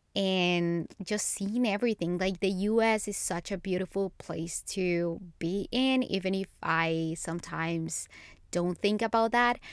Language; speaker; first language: English; non-native, fluent; Spanish